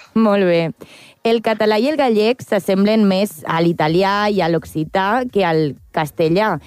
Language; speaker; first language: Catalan; native; Catalan